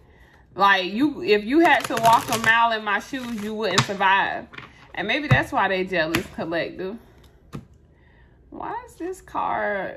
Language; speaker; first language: English; native; English